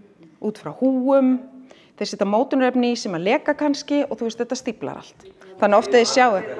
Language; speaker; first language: Icelandic; native; Icelandic